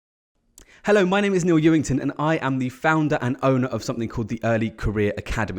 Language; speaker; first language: English; native; English